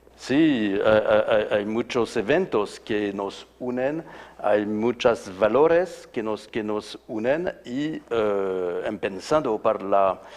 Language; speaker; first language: Spanish; non-native, fluent; French